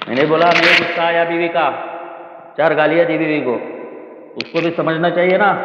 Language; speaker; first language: Hindi; non-native, local second language; Marathi